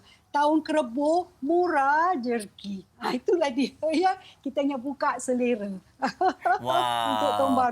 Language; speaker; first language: Malay; non-native, local second language; Chinese